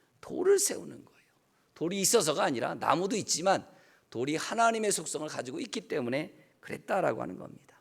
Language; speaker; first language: Korean; native; Korean